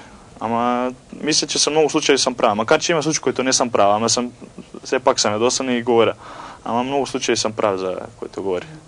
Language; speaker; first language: Bulgarian; non-native, fluent; Croatian